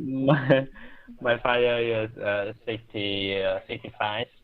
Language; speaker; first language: English; non-native, learner; Vietnamese